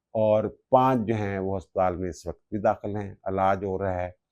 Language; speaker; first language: Urdu; non-native, local second language; Punjabi